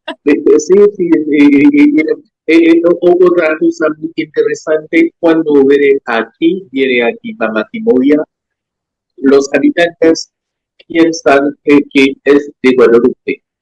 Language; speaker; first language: Spanish; non-native, learner; French